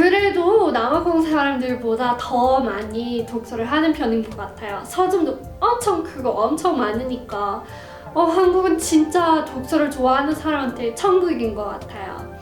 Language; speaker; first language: Korean; non-native, fluent; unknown